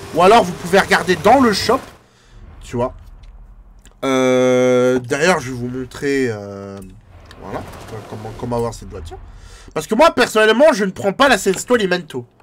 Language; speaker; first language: French; native; French